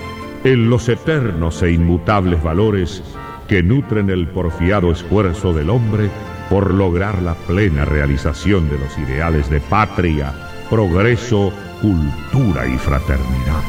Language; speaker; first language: Spanish; native; Spanish